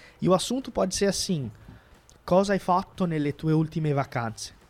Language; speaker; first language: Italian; non-native, fluent; Portuguese